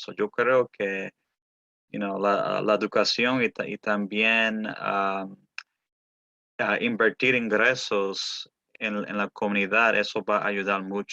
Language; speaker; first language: Spanish; early bilingual, heritage; Spanish